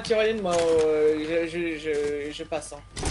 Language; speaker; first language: French; native; French